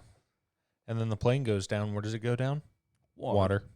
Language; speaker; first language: English; native; English